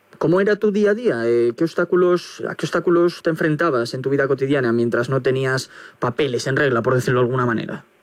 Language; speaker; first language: Spanish; native; Spanish